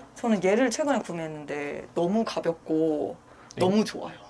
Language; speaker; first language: Korean; native; Korean